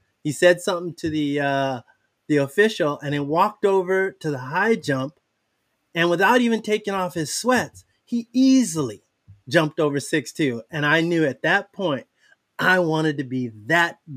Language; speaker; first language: English; native; English